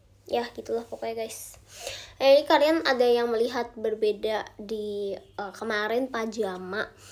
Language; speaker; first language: Indonesian; native; Indonesian